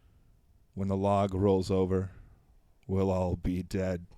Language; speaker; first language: English; native; English